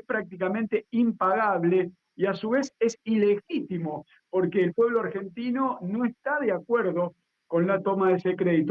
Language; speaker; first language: Spanish; native; Spanish